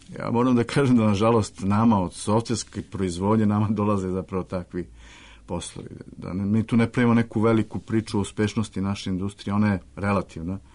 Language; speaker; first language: Serbian; native; Serbian